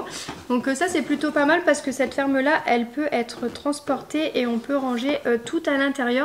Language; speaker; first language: French; native; French